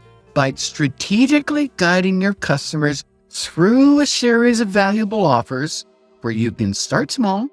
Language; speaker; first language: English; native; English